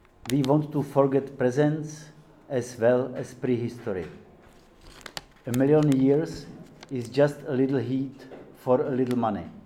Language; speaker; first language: English; non-native, fluent; Czech